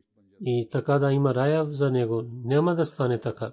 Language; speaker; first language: Bulgarian; non-native, fluent; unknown